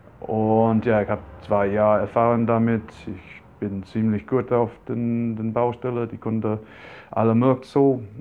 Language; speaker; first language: German; non-native, fluent; English